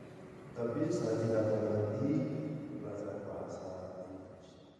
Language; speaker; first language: Indonesian; non-native, learner; Korean